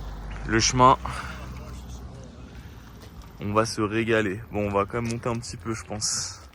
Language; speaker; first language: French; native; French